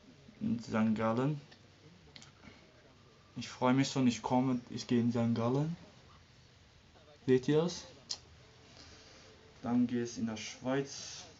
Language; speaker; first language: German; early bilingual, other home language; Serbian